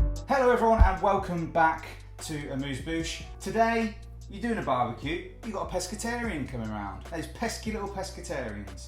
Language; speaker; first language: English; native; English